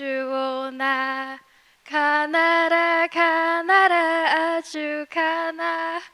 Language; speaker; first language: Korean; non-native, fluent; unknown